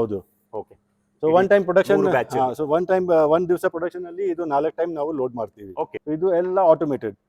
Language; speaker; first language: Kannada; non-native, local second language; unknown